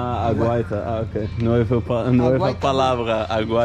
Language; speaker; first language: Spanish; non-native, learner; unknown